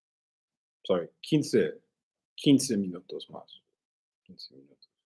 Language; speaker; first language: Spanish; non-native, learner; English